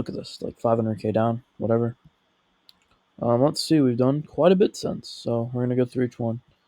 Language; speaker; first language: English; native; English